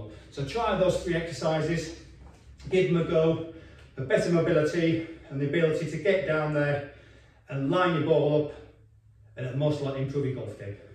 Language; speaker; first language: English; native; English